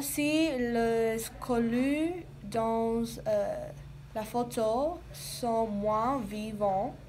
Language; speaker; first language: French; non-native, learner; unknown